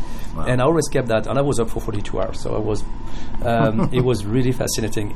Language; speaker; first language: English; non-native, fluent; French